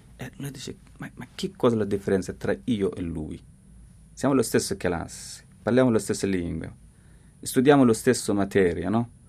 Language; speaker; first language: Italian; non-native, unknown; Persian